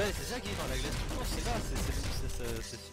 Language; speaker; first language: French; native; French